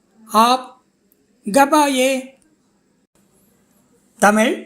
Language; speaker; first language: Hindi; non-native, fluent; Tamil